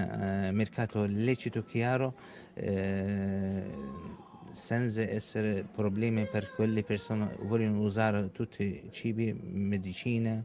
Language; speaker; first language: Italian; non-native, learner; Arabic